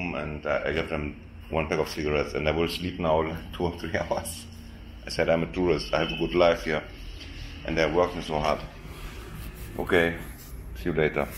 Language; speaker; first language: English; non-native, fluent; German